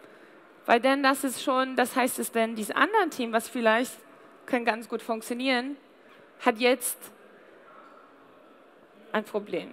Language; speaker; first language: German; non-native, fluent; English